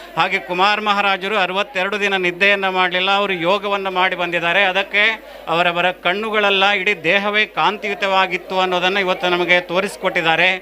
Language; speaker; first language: Kannada; native; Kannada